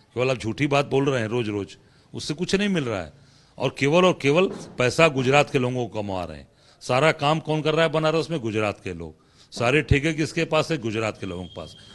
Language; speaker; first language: Hindi; native; Hindi